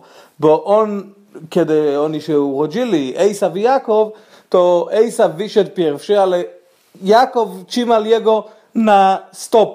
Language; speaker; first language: Polish; non-native, fluent; Hebrew